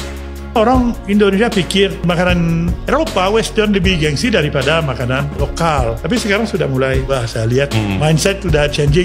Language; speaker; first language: Indonesian; non-native, fluent; French